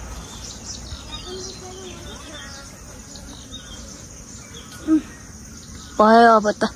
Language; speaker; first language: Nepali; native; Nepali